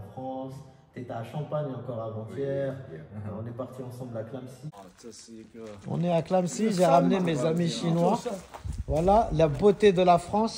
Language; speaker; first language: French; native; French